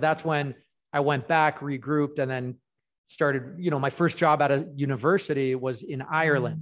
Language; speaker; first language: English; native; English